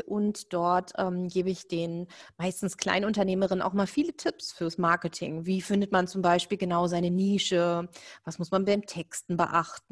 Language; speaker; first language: German; native; German